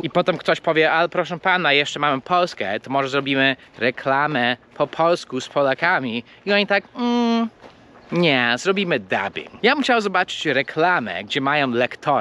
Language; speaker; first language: Polish; non-native, fluent; English